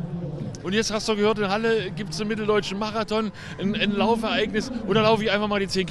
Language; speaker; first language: German; native; German